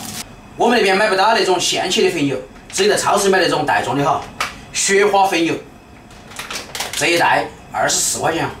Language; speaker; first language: Chinese; native; Chinese